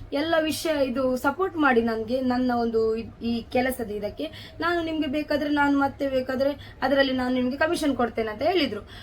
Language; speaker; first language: Kannada; non-native, local second language; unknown